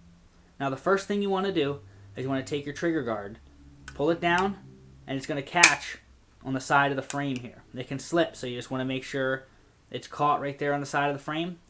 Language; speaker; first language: English; native; English